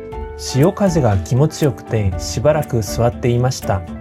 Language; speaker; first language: Japanese; non-native, fluent; Korean